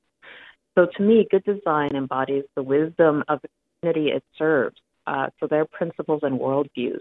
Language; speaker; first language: English; native; English